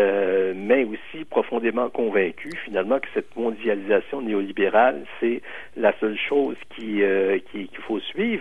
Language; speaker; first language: French; native; French